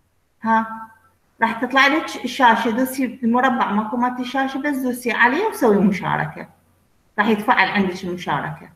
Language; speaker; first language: Arabic; native; Arabic